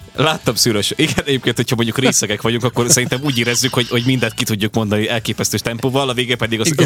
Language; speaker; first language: Hungarian; native; Hungarian